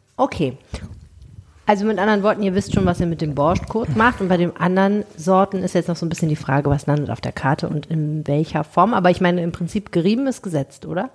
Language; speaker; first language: German; native; German